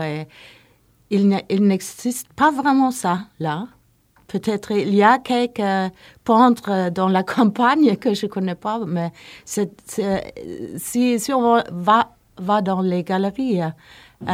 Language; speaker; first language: French; non-native, learner; Norwegian